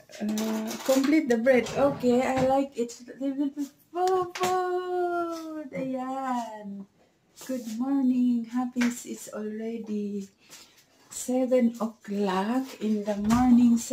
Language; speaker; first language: English; non-native, local second language; Filipino